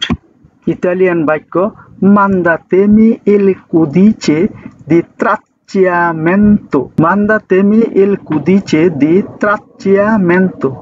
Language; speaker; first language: Italian; non-native, learner; Bangla